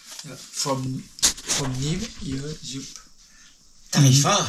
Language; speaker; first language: English; non-native, learner; French